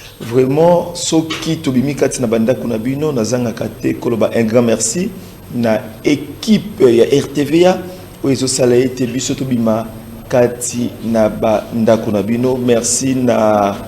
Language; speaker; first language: Lingala; native; Lingala